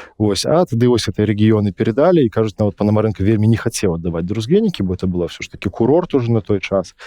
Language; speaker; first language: Belarusian; non-native, local second language; Russian